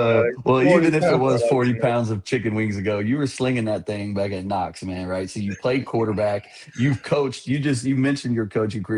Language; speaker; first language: English; native; English